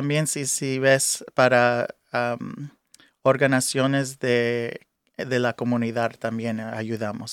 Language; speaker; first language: Spanish; early bilingual, heritage; English